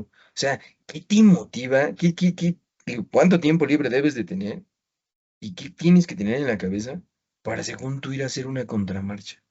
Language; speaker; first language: Spanish; native; Spanish